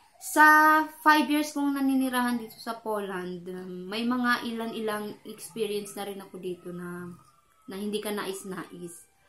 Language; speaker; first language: Filipino; non-native, local second language; Cebuano